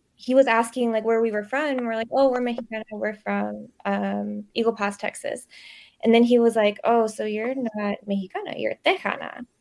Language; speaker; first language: English; early bilingual, other home language; Spanish